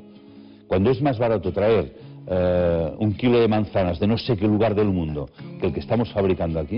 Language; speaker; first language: Spanish; native; Spanish